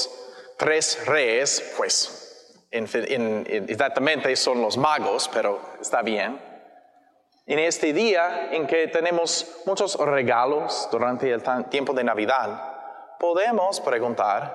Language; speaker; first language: Spanish; non-native, learner; English